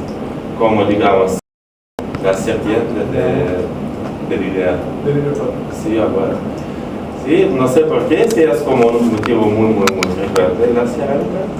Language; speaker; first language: Spanish; non-native, fluent; Russian